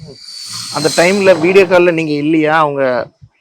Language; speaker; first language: Tamil; native; Tamil